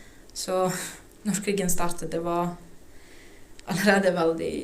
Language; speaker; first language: Norwegian; non-native, fluent; Ukrainian